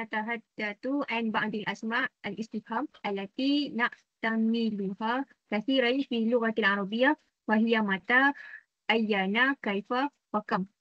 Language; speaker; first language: Arabic; non-native, learner; Malay